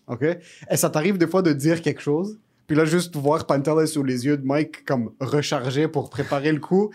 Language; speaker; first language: French; early bilingual, other home language; Arabic